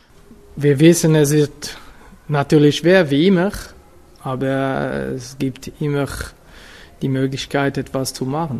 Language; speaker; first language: German; non-native, fluent; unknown